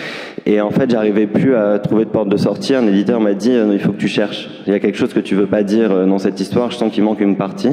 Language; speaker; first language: French; native; French